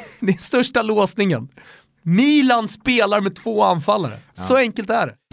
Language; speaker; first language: Swedish; native; Swedish